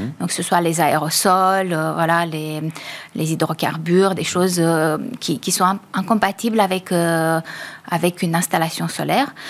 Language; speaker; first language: French; native; French